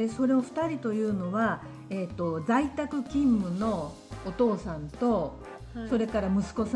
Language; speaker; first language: Japanese; native; Japanese